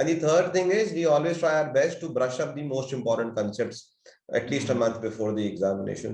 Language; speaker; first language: English; non-native, local second language; Hindi